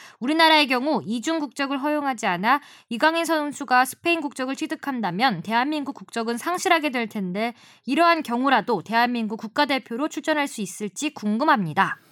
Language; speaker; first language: Korean; native; Korean